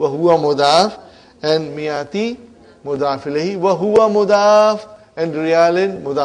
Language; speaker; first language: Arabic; non-native, fluent; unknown